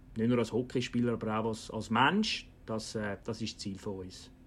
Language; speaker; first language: German; native; German